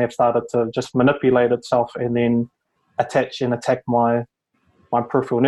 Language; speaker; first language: English; native; English